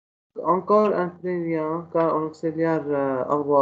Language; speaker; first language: French; non-native, learner; Arabic